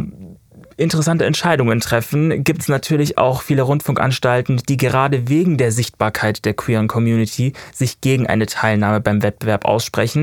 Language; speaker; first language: German; native; German